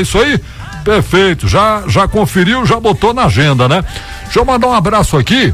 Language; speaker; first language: Portuguese; native; Portuguese